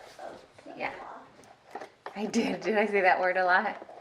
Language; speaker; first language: English; native; English